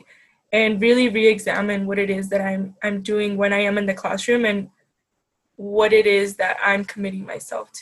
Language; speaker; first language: English; native; English